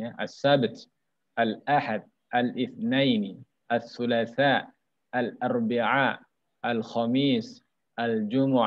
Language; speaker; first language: Arabic; non-native, fluent; Indonesian